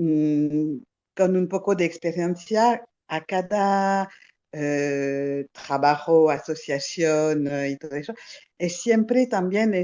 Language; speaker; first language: Spanish; non-native, fluent; French